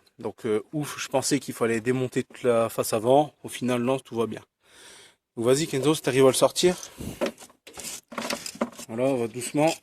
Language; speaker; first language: French; native; French